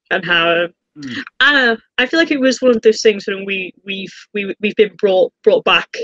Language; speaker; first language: English; native; English